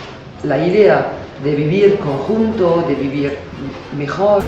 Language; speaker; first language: Spanish; non-native, fluent; French